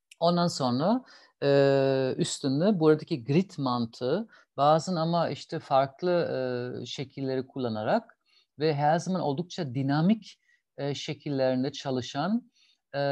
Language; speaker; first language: Turkish; non-native, fluent; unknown